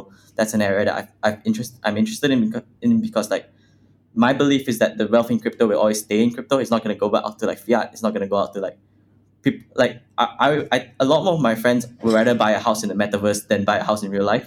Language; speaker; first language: English; non-native, local second language; Chinese